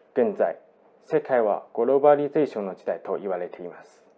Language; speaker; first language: Japanese; non-native, fluent; Chinese